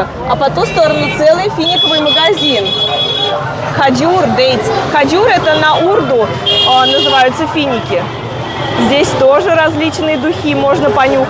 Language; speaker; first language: Russian; native; Russian